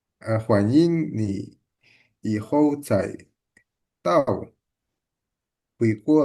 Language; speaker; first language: Chinese; non-native, learner; Indonesian